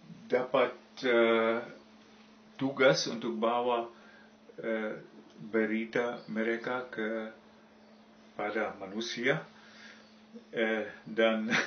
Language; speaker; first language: Indonesian; non-native, fluent; German